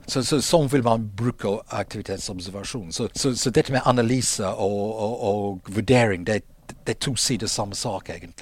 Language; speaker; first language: Norwegian; non-native, fluent; English